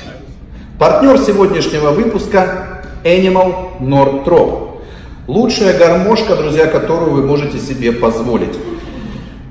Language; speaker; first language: Russian; native; Russian